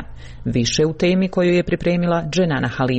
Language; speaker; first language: Serbian; native; Serbian